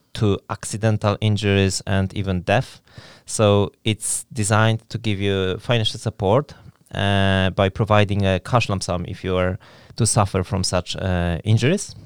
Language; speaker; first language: English; non-native, fluent; Polish